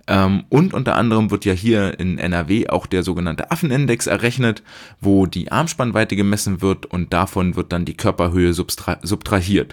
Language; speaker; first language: German; native; German